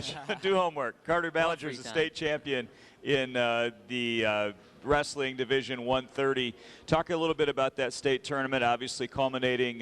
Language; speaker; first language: English; native; English